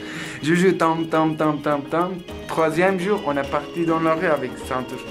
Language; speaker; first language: French; non-native, learner; Kurdish